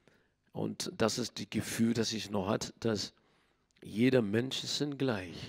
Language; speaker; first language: German; non-native, learner; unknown